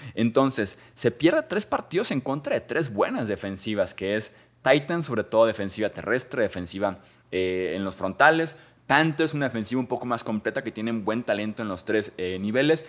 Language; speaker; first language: Spanish; native; Spanish